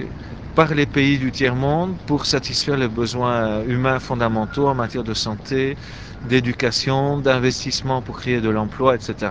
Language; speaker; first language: French; native; French